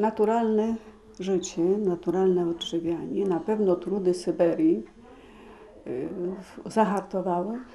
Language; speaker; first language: Polish; early bilingual, heritage; Polish